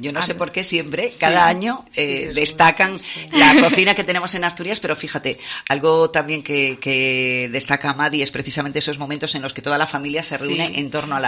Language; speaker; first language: Spanish; native; Spanish